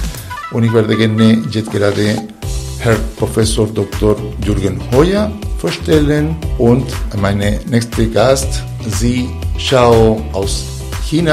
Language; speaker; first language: German; non-native, fluent; Spanish